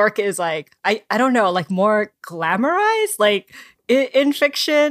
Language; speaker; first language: English; native; English